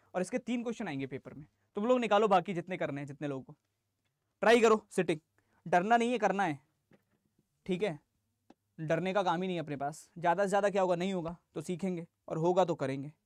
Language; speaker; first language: Hindi; native; Hindi